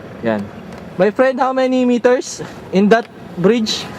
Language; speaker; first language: English; non-native, learner; Filipino